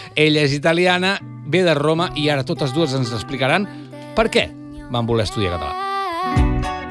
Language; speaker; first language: Catalan; native; Catalan